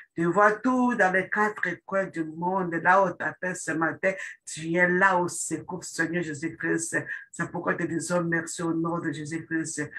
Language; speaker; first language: French; non-native, local second language; Lingala